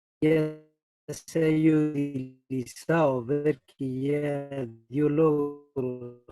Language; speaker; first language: Spanish; native; Spanish